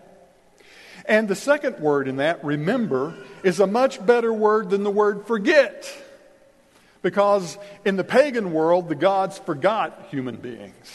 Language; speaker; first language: English; native; English